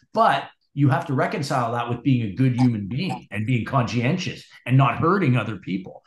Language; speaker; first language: English; native; English